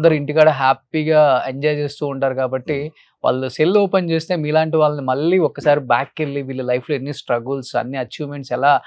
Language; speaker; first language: Telugu; native; Telugu